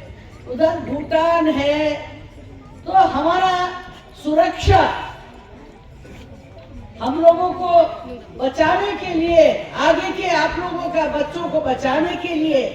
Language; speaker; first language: Hindi; non-native, local second language; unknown